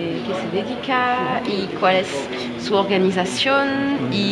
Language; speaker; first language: Spanish; non-native, fluent; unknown